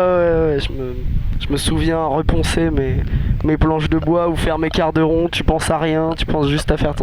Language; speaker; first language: French; native; French